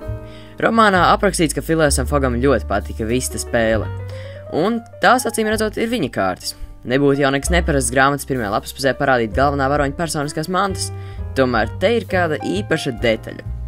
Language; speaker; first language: Latvian; native; Latvian